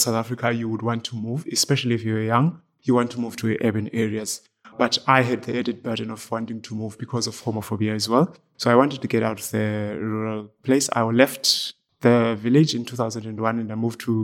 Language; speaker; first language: English; non-native, local second language; Xhosa